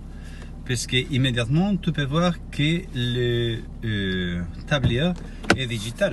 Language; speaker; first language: French; non-native, learner; Spanish